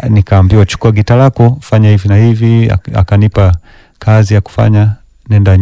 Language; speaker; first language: Swahili; early bilingual, other home language; Danish